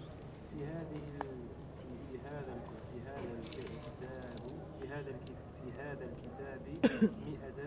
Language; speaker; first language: Arabic; non-native, learner; French